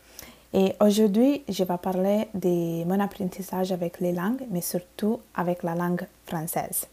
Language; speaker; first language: French; non-native, fluent; Bangla